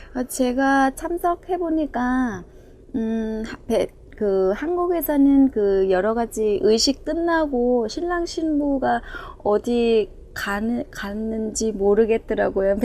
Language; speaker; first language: Korean; non-native, fluent; Vietnamese